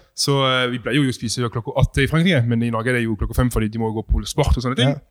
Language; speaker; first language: Norwegian; non-native, fluent; French